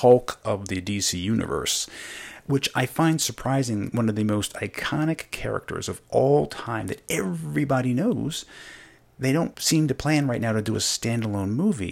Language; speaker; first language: English; native; English